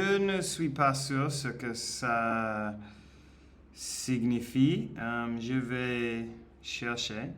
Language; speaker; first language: French; non-native, learner; English